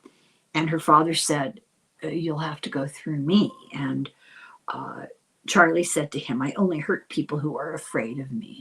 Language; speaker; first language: English; native; English